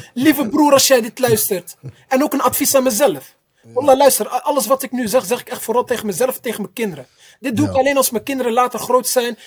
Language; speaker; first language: Dutch; early bilingual, other home language; Arabic